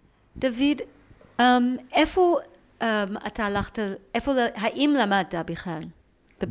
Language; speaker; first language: Hebrew; native; Hebrew